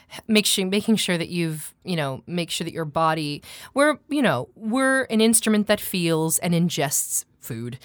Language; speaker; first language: English; native; English